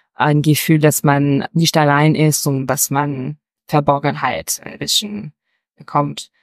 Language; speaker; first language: German; non-native, fluent; French